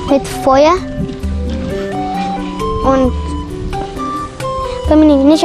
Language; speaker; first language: German; early bilingual, heritage; German